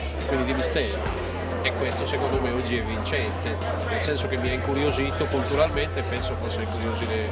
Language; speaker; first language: Italian; native; Italian